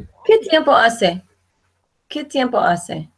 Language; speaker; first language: Spanish; non-native, fluent; English